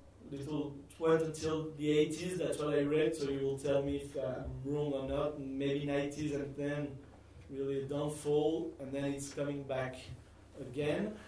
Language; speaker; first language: English; non-native, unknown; French